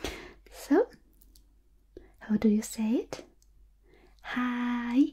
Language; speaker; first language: English; non-native, fluent; Spanish